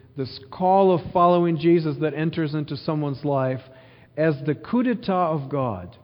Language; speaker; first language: English; early bilingual, other home language; Ukrainian